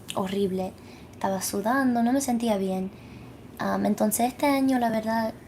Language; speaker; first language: Spanish; early bilingual, other home language; English